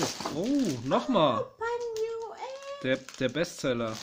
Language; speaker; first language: German; native; German